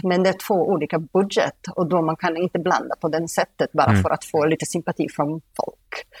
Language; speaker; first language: Swedish; non-native, fluent; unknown